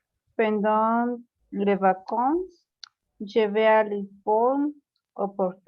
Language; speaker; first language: French; non-native, learner; Spanish